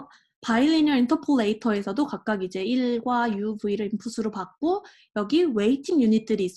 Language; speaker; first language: Korean; native; Korean